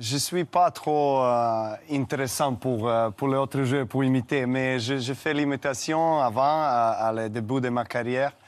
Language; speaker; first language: French; non-native, learner; Serbian